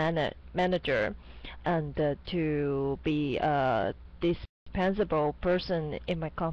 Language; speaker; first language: English; non-native, fluent; Chinese